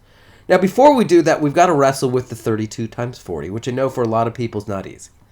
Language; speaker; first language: English; native; English